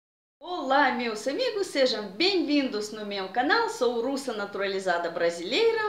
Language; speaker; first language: Portuguese; non-native, fluent; Russian